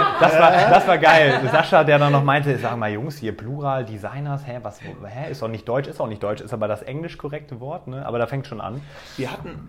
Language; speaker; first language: German; native; German